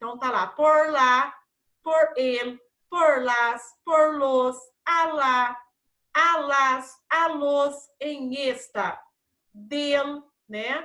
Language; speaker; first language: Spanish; non-native, fluent; Portuguese